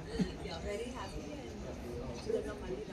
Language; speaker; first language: Telugu; non-native, learner; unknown